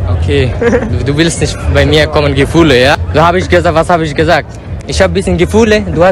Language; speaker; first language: German; non-native, learner; Bangla